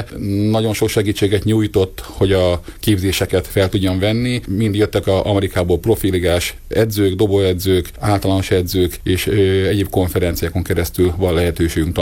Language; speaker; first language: Hungarian; native; Hungarian